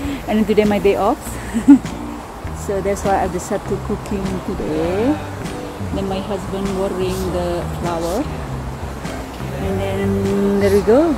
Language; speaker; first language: English; non-native, learner; Indonesian